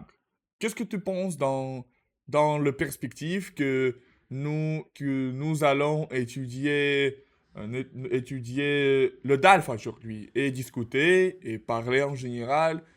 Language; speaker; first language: French; non-native, learner; Russian